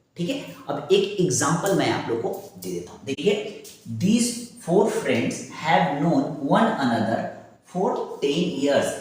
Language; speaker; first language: Hindi; native; Hindi